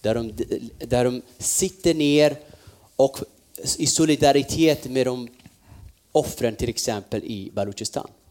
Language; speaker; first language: Swedish; non-native, fluent; Kurdish